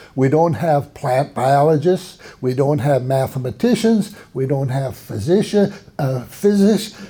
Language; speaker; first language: English; native; English